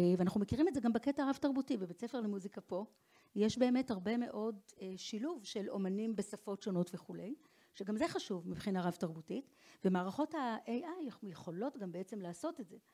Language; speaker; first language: Hebrew; native; Hebrew